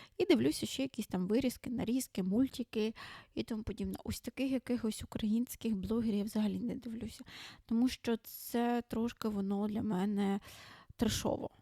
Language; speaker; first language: Ukrainian; non-native, local second language; Russian